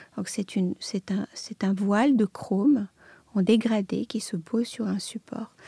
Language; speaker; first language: French; non-native, fluent; Serbian